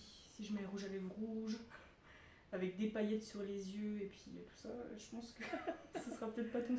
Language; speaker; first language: French; native; French